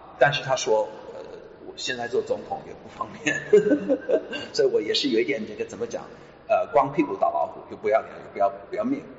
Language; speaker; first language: Chinese; non-native, fluent; English